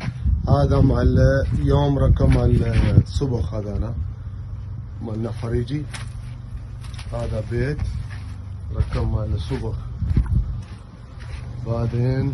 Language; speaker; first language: Arabic; non-native, learner; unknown